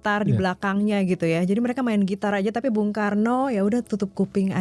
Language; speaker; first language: Indonesian; native; Indonesian